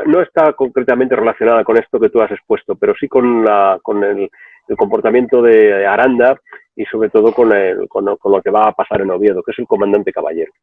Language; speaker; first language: Spanish; native; Spanish